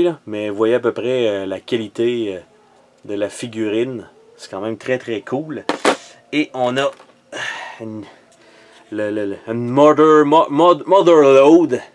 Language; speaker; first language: French; native; French